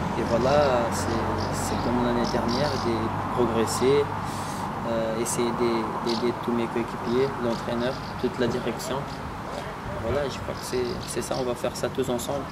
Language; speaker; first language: French; non-native, fluent; Portuguese